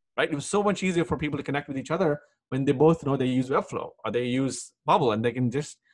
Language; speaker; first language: English; non-native, local second language; Telugu